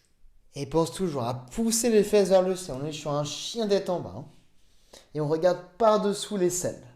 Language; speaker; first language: French; native; French